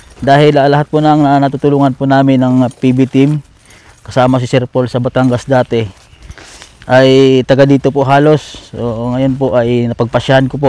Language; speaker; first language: Filipino; native; Filipino